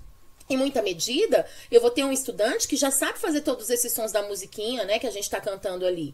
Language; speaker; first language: Portuguese; native; Portuguese